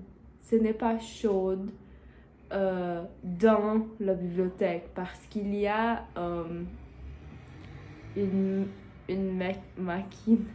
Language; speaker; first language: French; non-native, learner; Portuguese